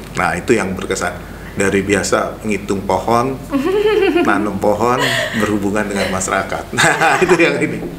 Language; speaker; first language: Indonesian; native; Indonesian